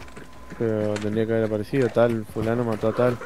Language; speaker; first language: Spanish; native; Spanish